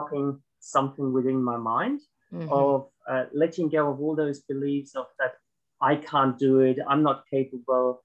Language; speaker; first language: English; non-native, fluent; German